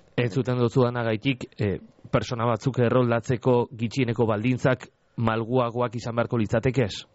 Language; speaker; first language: Basque; native; Basque